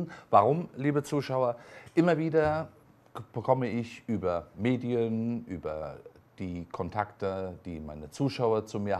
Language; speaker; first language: German; native; German